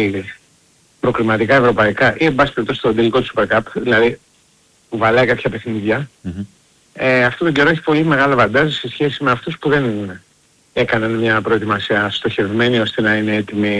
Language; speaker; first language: Greek; native; Greek